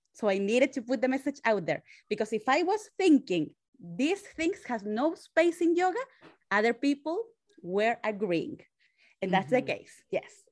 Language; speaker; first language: English; non-native, fluent; Spanish